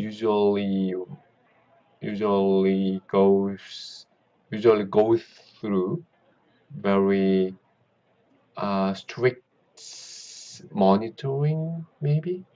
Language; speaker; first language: English; non-native, learner; Korean